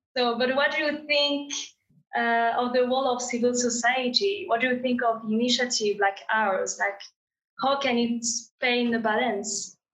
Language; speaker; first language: English; non-native, fluent; French